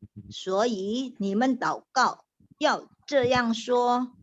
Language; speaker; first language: Chinese; non-native, learner; Indonesian